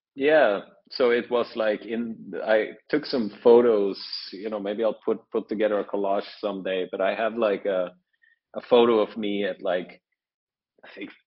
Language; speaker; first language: English; non-native, fluent; Norwegian